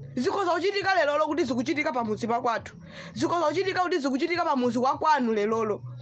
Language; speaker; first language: Nyanja; non-native, local second language; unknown